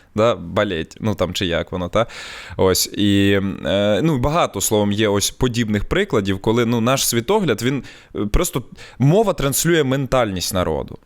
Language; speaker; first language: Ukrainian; non-native, local second language; Russian